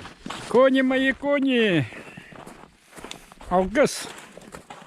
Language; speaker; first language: Russian; non-native, local second language; Yakut